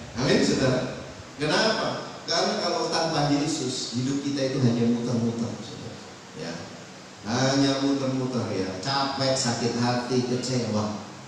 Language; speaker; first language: Indonesian; non-native, local second language; Javanese